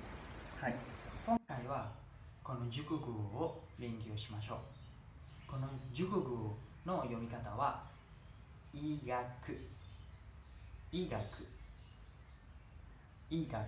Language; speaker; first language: Japanese; non-native, learner; Indonesian